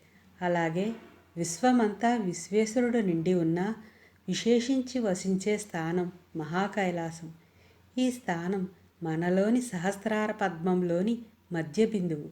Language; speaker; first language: Telugu; native; Telugu